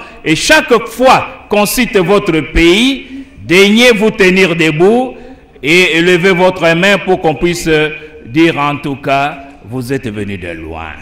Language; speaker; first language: French; non-native, local second language; Lingala